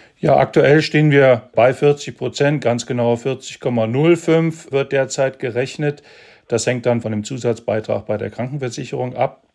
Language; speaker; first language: German; native; German